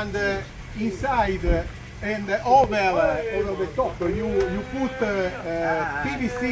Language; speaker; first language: English; non-native, learner; Italian